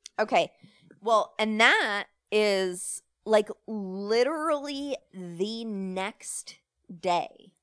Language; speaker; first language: English; native; English